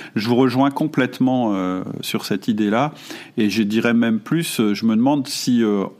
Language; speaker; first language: French; non-native, fluent; German